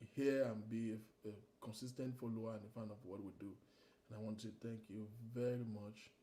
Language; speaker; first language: English; non-native, local second language; Yoruba